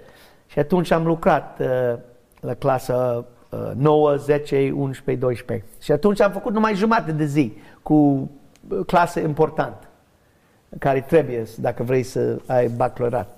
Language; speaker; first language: Romanian; non-native, learner; English